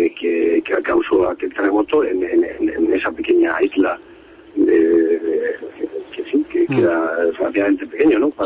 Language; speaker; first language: Spanish; native; Spanish